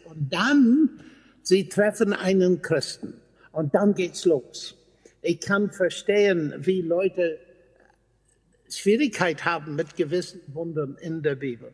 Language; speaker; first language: German; non-native, fluent; English